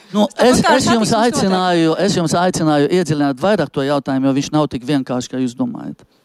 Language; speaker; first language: Latvian; non-native, fluent; Arabic